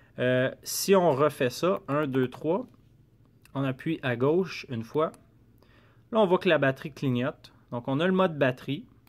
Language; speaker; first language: French; native; French